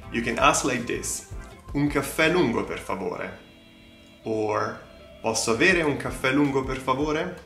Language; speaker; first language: Italian; native; Italian